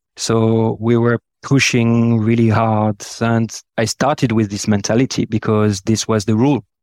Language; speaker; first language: English; non-native, fluent; French